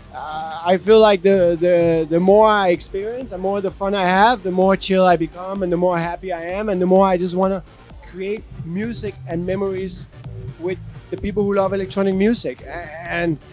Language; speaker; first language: English; non-native, fluent; Danish